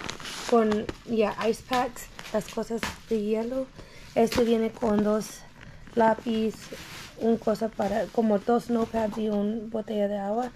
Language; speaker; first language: Spanish; early bilingual, heritage; English